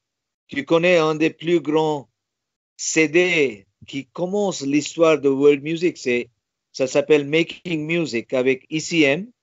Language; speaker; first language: French; non-native, fluent; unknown